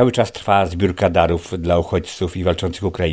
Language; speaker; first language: Polish; native; Polish